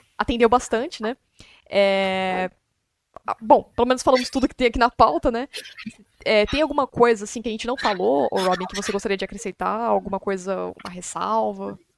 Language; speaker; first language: Portuguese; native; Portuguese